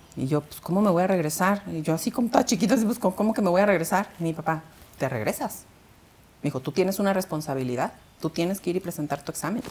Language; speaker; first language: Spanish; native; Spanish